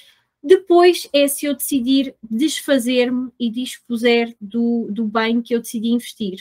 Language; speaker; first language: Portuguese; native; Portuguese